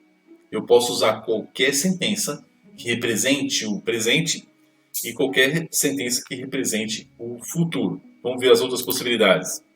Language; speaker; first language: Portuguese; native; Portuguese